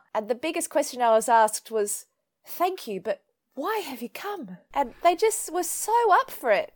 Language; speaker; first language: English; native; English